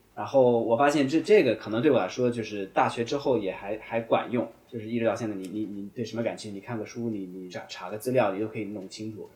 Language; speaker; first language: Chinese; non-native, fluent; English